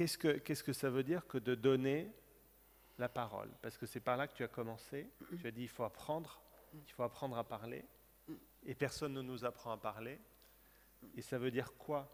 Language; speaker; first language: French; native; French